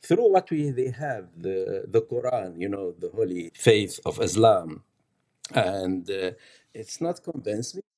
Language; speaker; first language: English; non-native, learner; Arabic